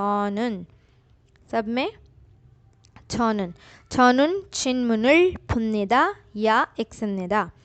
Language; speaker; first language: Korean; non-native, learner; Urdu